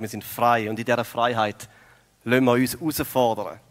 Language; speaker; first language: German; native; German